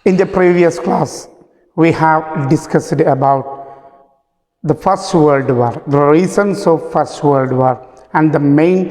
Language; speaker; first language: English; non-native, local second language; Malayalam